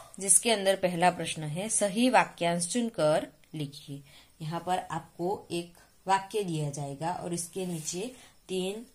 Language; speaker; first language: Hindi; non-native, local second language; Gujarati